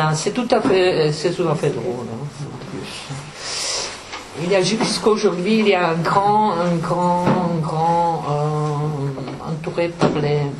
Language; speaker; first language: French; non-native, fluent; Czech